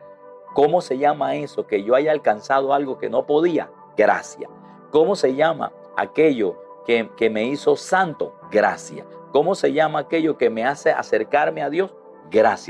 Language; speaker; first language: Spanish; native; Spanish